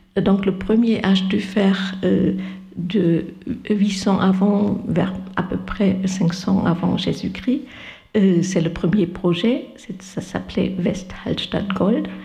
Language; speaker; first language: French; non-native, fluent; German